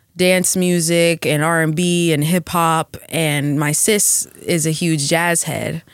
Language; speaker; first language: English; native; English